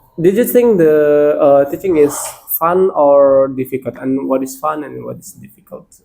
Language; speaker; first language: English; non-native, learner; Indonesian